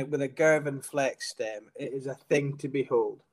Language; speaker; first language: English; native; English